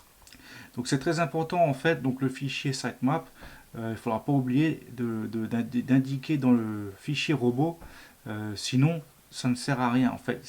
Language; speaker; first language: French; native; French